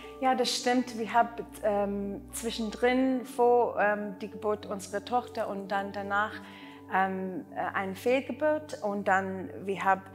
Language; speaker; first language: German; non-native, learner; Afrikaans